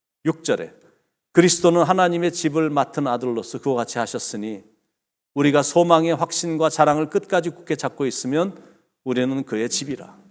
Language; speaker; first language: Korean; native; Korean